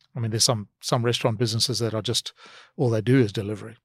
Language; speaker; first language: English; native; English